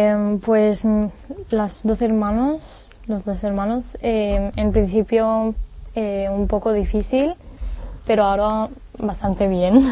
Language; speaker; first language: Spanish; non-native, learner; Hebrew